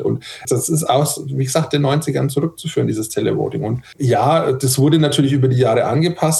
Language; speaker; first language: German; native; German